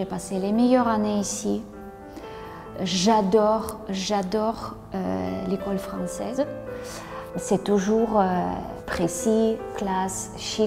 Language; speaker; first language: French; non-native, learner; Russian